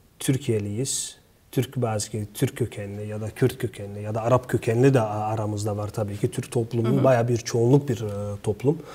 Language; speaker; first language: Turkish; early bilingual, heritage; Turkish